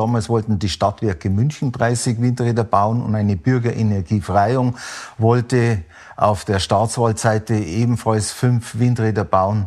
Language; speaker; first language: German; native; German